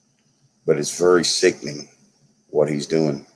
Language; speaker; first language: English; native; English